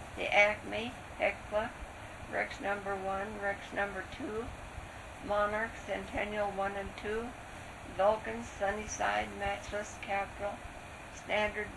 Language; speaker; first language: English; native; English